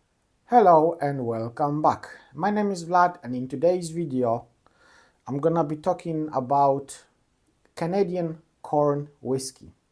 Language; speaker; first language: English; non-native, fluent; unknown